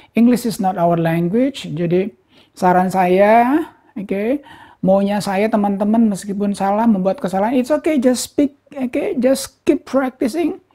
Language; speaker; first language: English; non-native, fluent; Indonesian